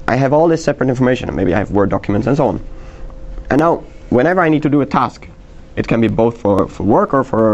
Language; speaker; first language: English; non-native, fluent; Dutch